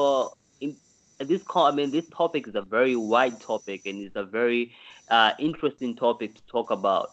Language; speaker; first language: English; non-native, local second language; Swahili